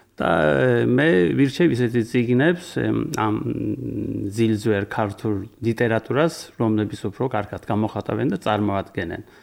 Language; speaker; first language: Georgian; early bilingual, heritage; Georgian